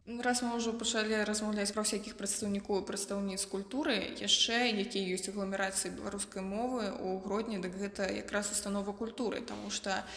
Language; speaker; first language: Belarusian; non-native, local second language; Russian